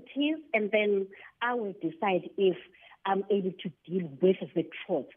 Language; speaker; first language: English; non-native, local second language; Zulu